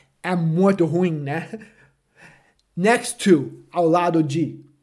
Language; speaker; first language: Portuguese; non-native, fluent; English